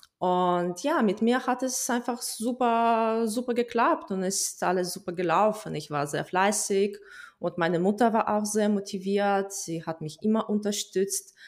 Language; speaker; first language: German; non-native, fluent; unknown